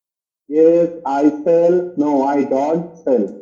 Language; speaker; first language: English; non-native, learner; Bangla